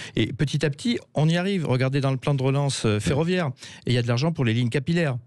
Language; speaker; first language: French; native; French